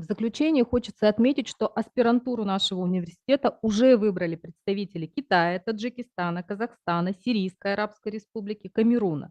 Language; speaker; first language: Russian; native; Russian